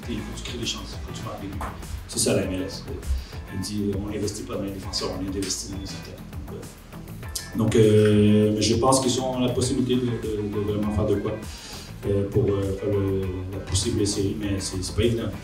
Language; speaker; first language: French; native; French